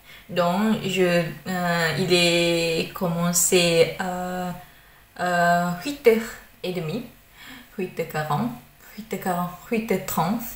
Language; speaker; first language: French; non-native, learner; Malay